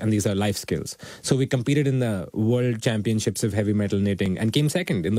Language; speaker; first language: English; native; English